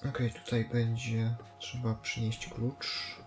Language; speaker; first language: Polish; native; Polish